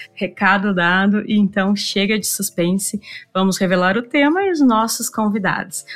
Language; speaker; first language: Portuguese; native; Portuguese